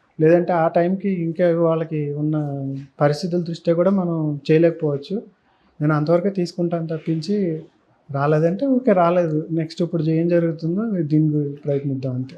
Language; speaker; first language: Telugu; native; Telugu